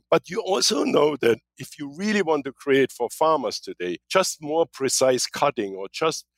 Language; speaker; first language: English; non-native, fluent; German